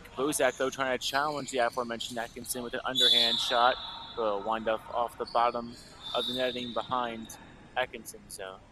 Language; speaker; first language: English; native; English